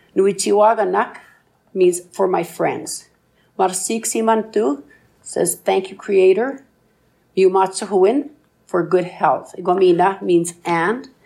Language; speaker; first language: English; non-native, fluent; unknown